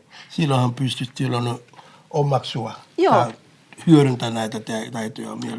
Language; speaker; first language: Finnish; non-native, fluent; English